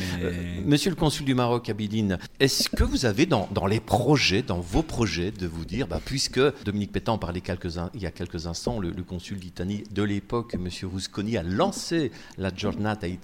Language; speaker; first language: French; native; French